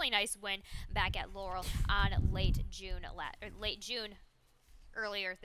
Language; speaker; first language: English; native; English